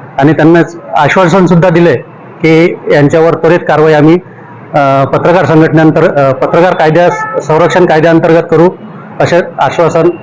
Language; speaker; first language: Marathi; native; Marathi